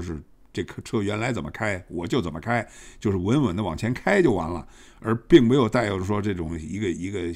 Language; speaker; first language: Chinese; native; Chinese